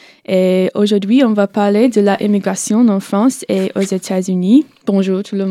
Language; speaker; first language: French; non-native, learner; English